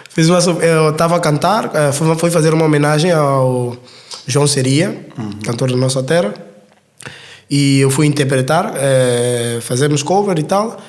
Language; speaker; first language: Portuguese; native; Portuguese